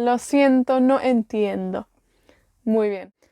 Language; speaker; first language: Spanish; non-native, learner; Welsh